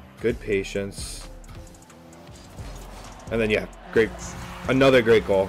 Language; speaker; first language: English; native; English